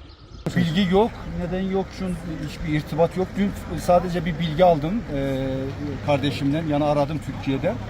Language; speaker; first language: Turkish; non-native, learner; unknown